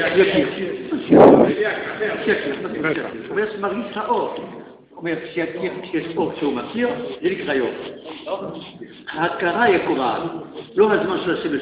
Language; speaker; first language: Hebrew; non-native, fluent; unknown